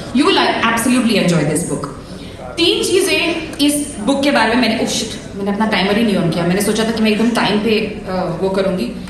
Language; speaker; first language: Hindi; non-native, local second language; Assamese